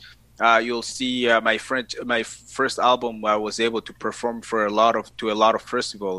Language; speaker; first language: English; non-native, fluent; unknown